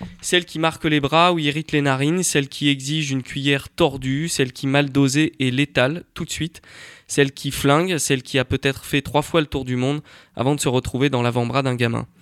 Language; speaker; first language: French; native; French